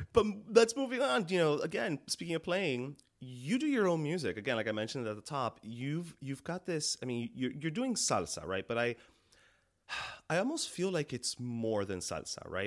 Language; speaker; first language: English; early bilingual, other home language; Spanish